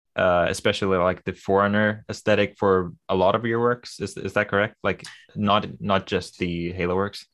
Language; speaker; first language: English; non-native, fluent; Swedish